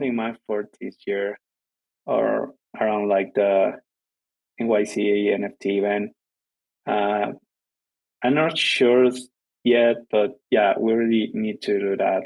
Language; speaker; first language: English; non-native, fluent; Spanish